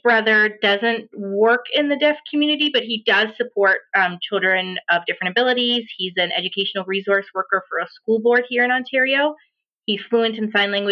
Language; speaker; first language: English; native; English